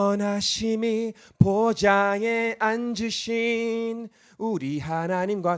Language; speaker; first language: Korean; early bilingual, heritage; Korean